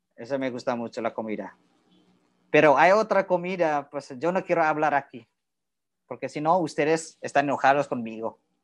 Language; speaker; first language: Spanish; non-native, learner; Indonesian